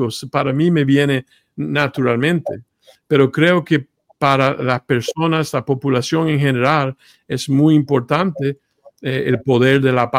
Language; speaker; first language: Spanish; early bilingual, heritage; Spanish